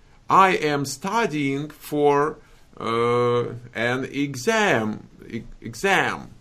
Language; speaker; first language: English; non-native, fluent; Russian